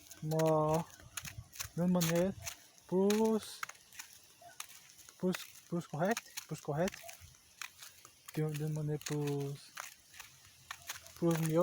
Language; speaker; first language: French; non-native, learner; Portuguese